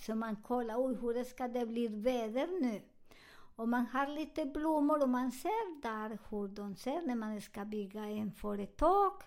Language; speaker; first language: Swedish; non-native, learner; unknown